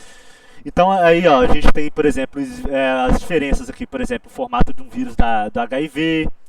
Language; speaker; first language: Portuguese; native; Portuguese